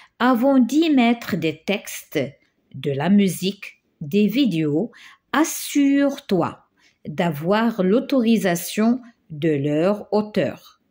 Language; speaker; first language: French; non-native, local second language; Arabic